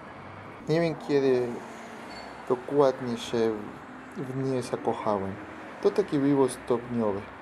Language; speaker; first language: Polish; non-native, fluent; Spanish